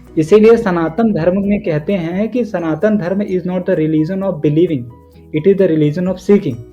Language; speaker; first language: Hindi; native; Hindi